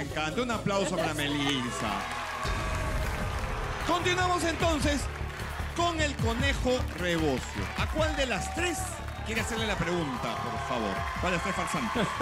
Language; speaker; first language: Spanish; native; Spanish